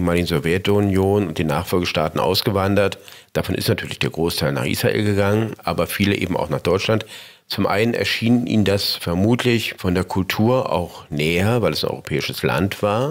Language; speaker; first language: German; native; German